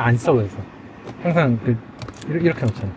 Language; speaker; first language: Korean; native; Korean